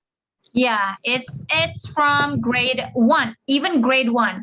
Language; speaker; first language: English; non-native, fluent; Indonesian